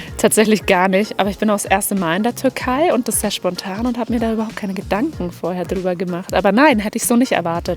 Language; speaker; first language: German; native; German